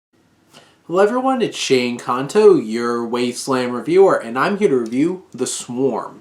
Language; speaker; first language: English; native; English